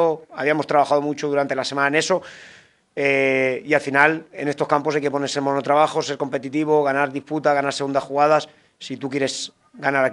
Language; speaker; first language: Spanish; native; Spanish